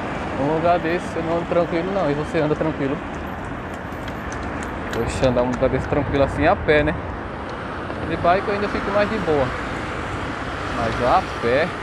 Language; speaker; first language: Portuguese; native; Portuguese